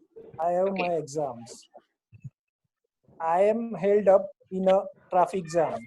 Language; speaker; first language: English; non-native, learner; Gujarati